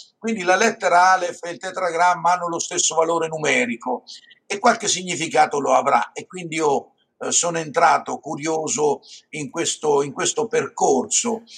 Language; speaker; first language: Italian; native; Italian